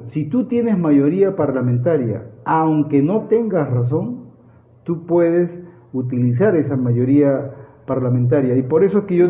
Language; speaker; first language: Spanish; native; Spanish